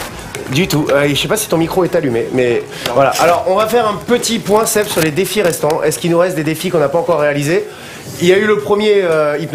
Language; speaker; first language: French; native; French